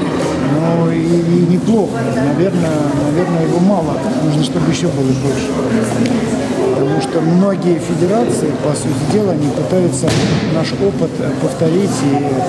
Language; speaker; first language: Russian; native; Russian